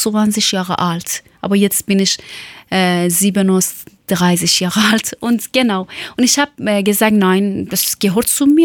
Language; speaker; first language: German; non-native, learner; Persian